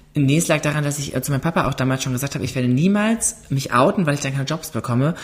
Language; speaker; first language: German; native; German